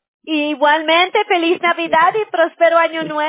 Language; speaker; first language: Spanish; early bilingual, heritage; Spanish